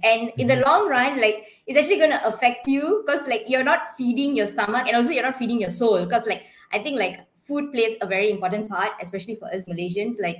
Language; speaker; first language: English; non-native, local second language; Tamil